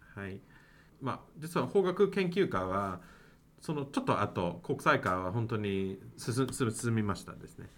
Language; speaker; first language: Japanese; non-native, fluent; English